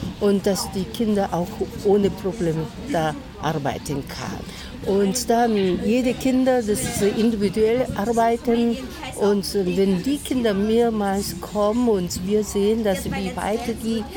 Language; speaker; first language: German; non-native, learner; Korean